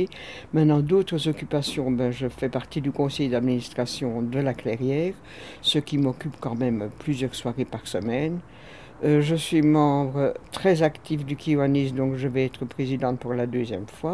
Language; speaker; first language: French; native; French